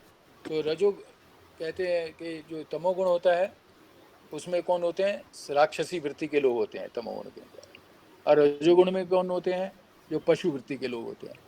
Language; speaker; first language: Hindi; native; Hindi